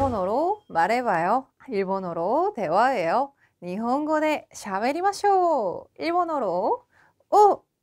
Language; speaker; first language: Korean; native; Korean